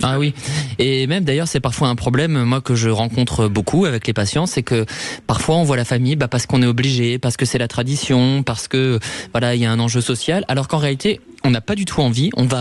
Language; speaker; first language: French; native; French